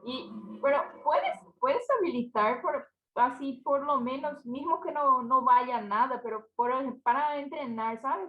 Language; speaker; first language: Spanish; non-native, learner; Portuguese